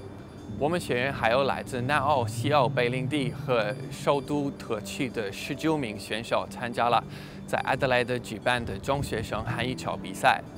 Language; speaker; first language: Chinese; non-native, fluent; English